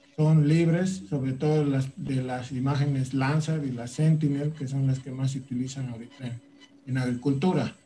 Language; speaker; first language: Spanish; native; Spanish